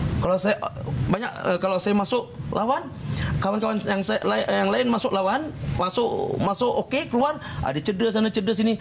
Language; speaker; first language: Malay; native; Malay